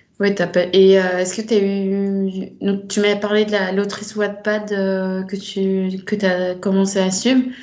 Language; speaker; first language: French; native; French